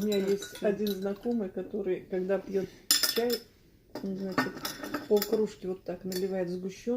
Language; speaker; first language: Russian; native; Russian